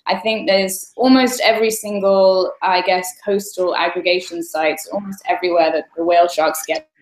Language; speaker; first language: English; native; English